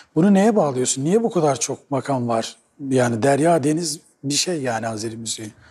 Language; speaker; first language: Turkish; native; Turkish